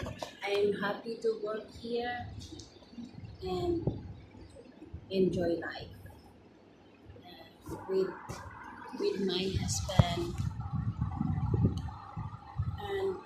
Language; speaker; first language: English; non-native, learner; Filipino